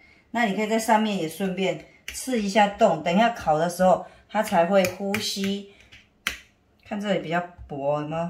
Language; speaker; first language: Chinese; native; Chinese